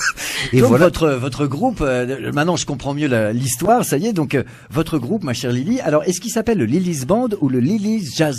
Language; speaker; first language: French; native; French